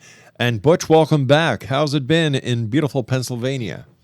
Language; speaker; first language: English; native; English